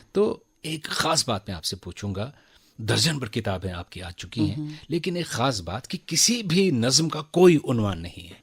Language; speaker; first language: Urdu; non-native, local second language; Kashmiri